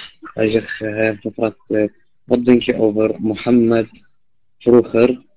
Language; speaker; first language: Dutch; non-native, learner; Arabic